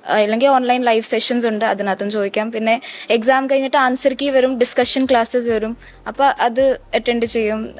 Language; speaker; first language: Malayalam; early bilingual, heritage; Malayalam